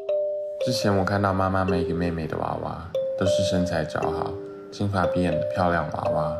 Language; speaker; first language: Chinese; native; Chinese